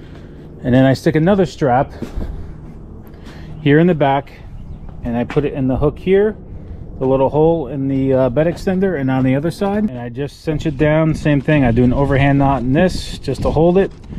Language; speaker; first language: English; native; English